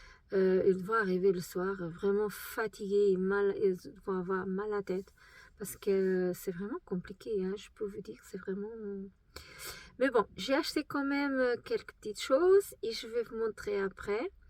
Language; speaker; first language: French; non-native, fluent; Portuguese